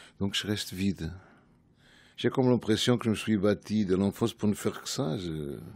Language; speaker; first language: French; non-native, fluent; Portuguese